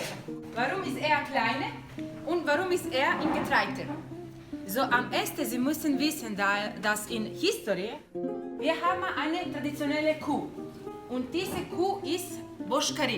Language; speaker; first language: German; non-native, learner; Croatian